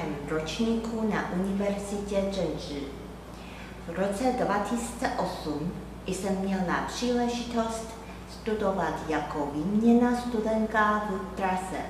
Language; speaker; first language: Czech; non-native, fluent; Chinese